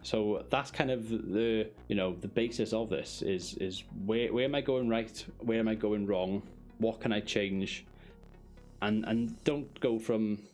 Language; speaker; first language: English; native; English